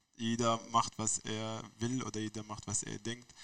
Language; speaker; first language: German; non-native, learner; Arabic